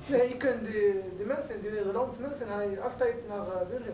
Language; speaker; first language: Dutch; non-native, learner; Arabic